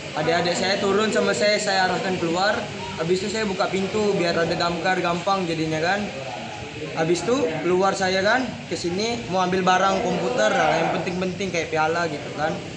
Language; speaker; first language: Indonesian; native; Indonesian